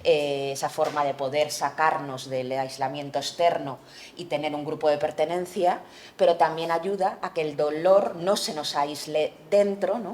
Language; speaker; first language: Spanish; native; Spanish